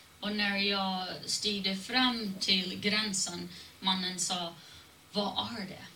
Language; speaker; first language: Swedish; non-native, learner; English